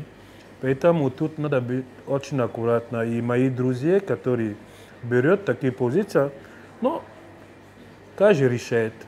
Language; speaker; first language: Russian; non-native, fluent; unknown